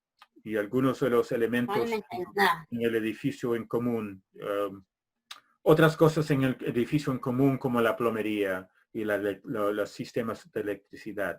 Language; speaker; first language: Spanish; non-native, fluent; English